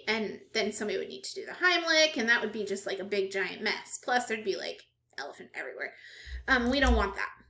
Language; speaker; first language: English; native; English